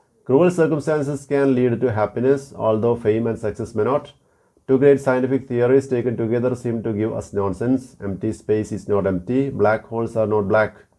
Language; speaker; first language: English; non-native, local second language; Malayalam